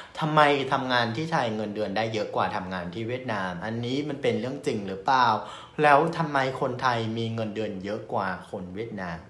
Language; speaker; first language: Thai; non-native, fluent; Vietnamese